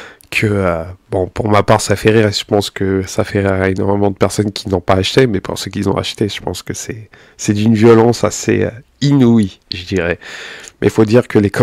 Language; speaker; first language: French; native; French